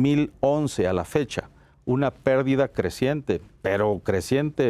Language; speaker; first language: Spanish; native; Spanish